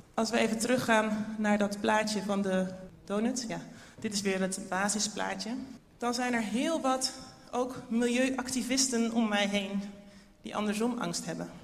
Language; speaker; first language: Dutch; native; Dutch